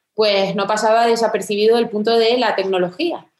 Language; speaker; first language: Spanish; native; Spanish